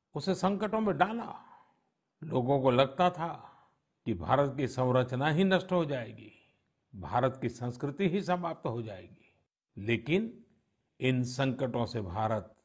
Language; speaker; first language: Hindi; non-native, local second language; Gujarati